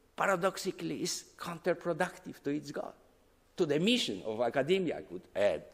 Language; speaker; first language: English; non-native, fluent; Polish